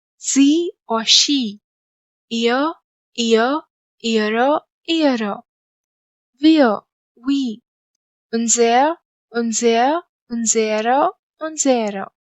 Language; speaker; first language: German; non-native, fluent; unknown